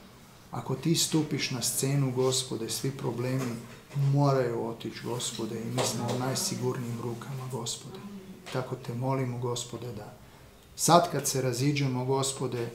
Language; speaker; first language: Croatian; native; Croatian